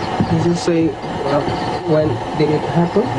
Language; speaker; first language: English; non-native, learner; Japanese